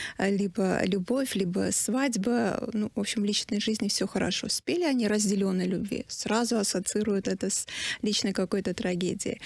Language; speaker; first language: Russian; non-native, local second language; Armenian